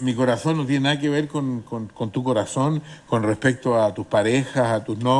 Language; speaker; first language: Spanish; native; Spanish